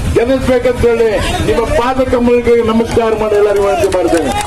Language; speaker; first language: Kannada; non-native, local second language; Lambadi